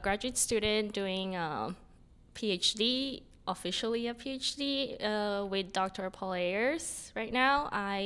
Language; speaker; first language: English; non-native, fluent; Spanish